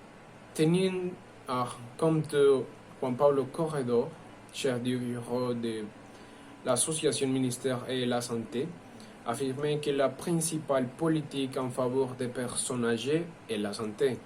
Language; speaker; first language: French; non-native, learner; Spanish